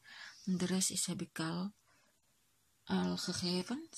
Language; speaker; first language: Dutch; non-native, learner; Indonesian